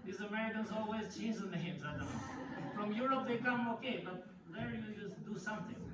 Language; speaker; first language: English; non-native, fluent; Albanian